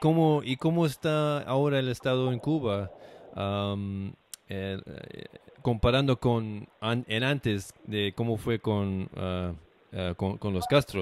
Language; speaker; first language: Spanish; non-native, learner; English